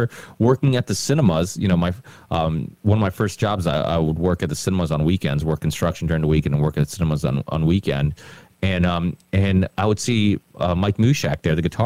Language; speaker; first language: English; native; English